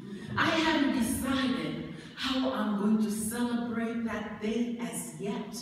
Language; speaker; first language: English; native; English